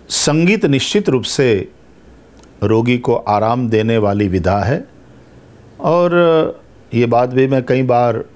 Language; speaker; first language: Hindi; non-native, local second language; Gujarati